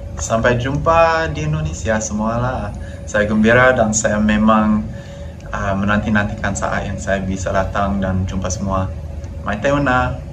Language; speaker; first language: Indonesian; non-native, fluent; English